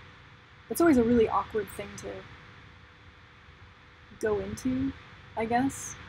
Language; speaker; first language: English; native; English